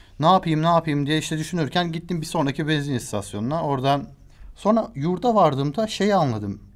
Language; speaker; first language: Turkish; native; Turkish